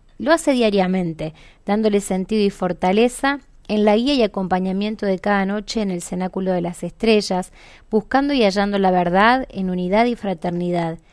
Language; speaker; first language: Spanish; native; Spanish